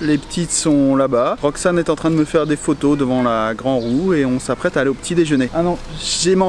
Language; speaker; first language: French; native; French